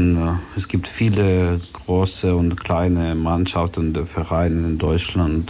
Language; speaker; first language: German; non-native, learner; Ukrainian